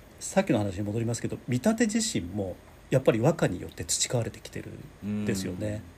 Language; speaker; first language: Japanese; native; Japanese